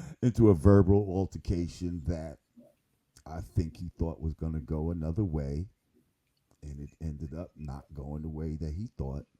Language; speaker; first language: English; native; English